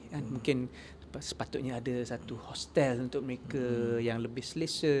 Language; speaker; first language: Malay; non-native, local second language; Chinese